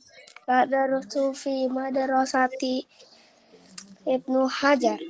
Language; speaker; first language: Arabic; non-native, learner; Indonesian